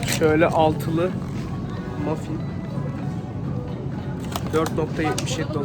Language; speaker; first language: Turkish; native; Turkish